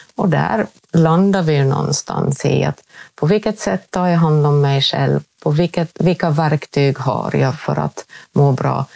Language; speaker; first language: Swedish; native; Swedish